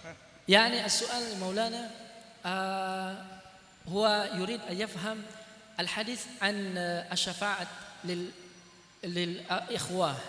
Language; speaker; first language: Arabic; non-native, fluent; Indonesian